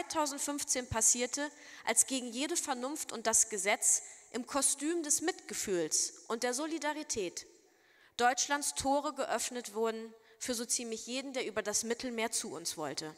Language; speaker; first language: German; native; German